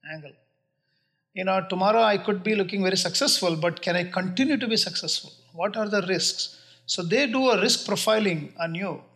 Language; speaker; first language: English; non-native, local second language; Kannada